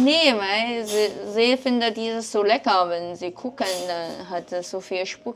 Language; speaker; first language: German; non-native, learner; Chinese